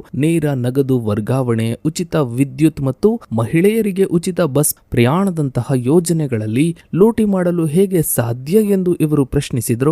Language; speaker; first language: Kannada; native; Kannada